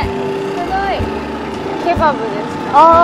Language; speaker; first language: Japanese; native; Japanese